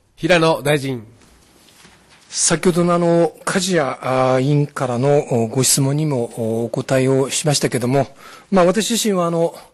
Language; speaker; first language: Japanese; native; Japanese